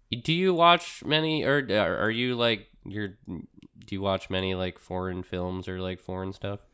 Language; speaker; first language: English; early bilingual, other home language; Spanish